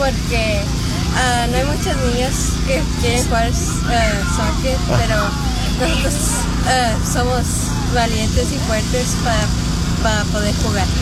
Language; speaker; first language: Spanish; early bilingual, other home language; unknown